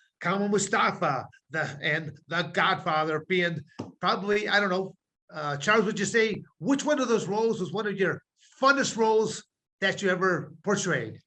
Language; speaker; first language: English; native; English